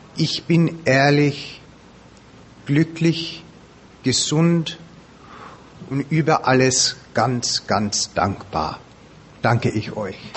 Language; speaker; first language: German; non-native, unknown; English